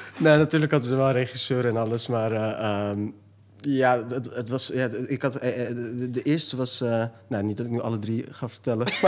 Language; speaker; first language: Dutch; early bilingual, other home language; Turkish